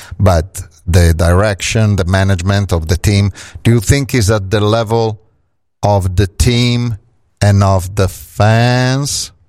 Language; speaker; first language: English; non-native, fluent; Italian